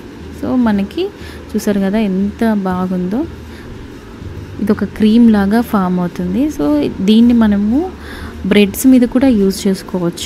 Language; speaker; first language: Telugu; native; Telugu